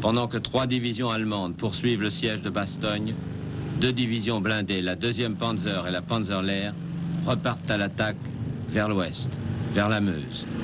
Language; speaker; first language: French; native; French